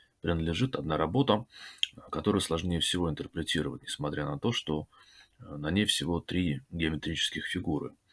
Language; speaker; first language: Russian; native; Russian